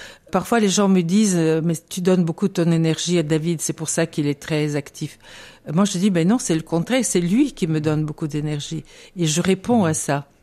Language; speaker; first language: French; non-native, fluent; Bulgarian